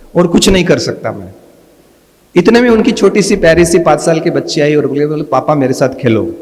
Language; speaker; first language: Hindi; non-native, local second language; Marathi